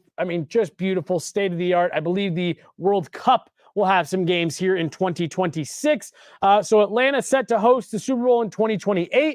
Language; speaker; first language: English; native; English